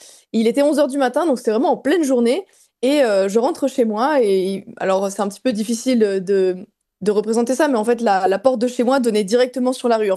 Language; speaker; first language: French; native; French